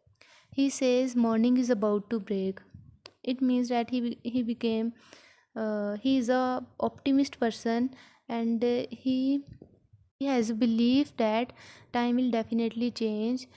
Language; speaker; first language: English; non-native, local second language; Urdu